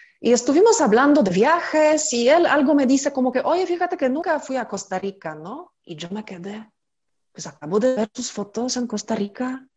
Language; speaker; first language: Spanish; non-native, fluent; Polish